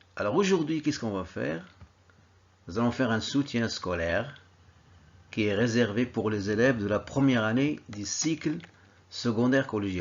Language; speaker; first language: French; non-native, local second language; Arabic